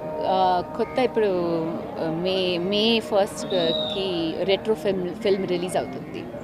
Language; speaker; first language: Telugu; non-native, learner; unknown